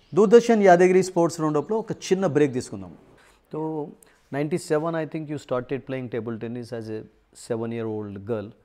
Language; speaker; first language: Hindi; non-native, local second language; Telugu